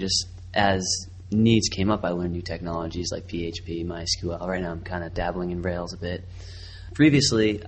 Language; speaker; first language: English; native; English